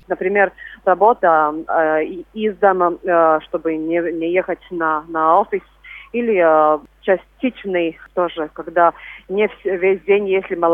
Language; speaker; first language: Russian; non-native, local second language; Latvian